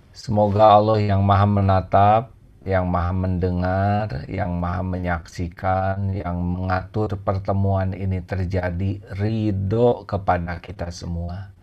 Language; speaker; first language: Indonesian; native; Indonesian